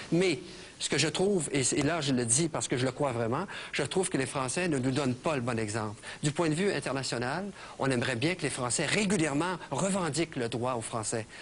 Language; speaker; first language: French; native; French